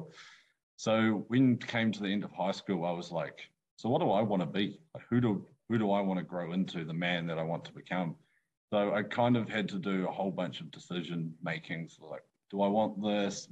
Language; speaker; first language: English; native; English